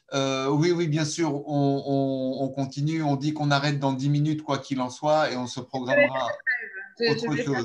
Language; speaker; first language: French; native; French